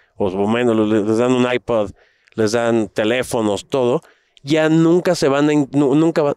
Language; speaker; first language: Spanish; native; Spanish